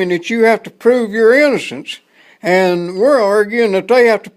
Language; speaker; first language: English; native; English